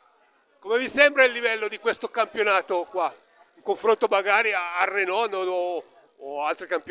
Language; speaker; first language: Italian; native; Italian